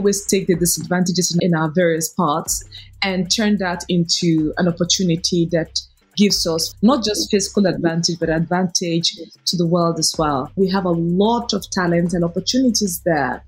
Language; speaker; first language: English; non-native, local second language; Igbo